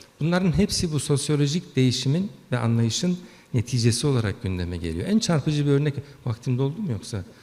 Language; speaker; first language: Turkish; early bilingual, heritage; Turkish